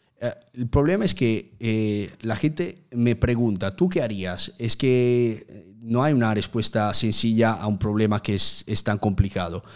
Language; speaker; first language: Spanish; non-native, fluent; Italian